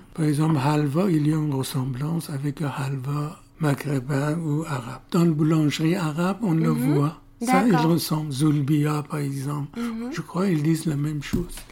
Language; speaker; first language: French; non-native, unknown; Persian